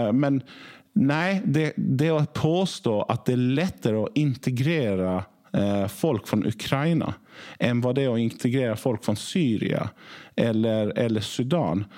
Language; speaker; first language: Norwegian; early bilingual, other home language; Swedish